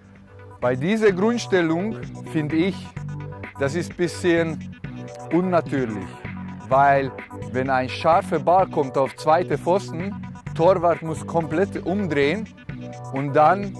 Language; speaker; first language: German; non-native, learner; Hungarian